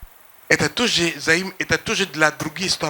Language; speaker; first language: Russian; non-native, fluent; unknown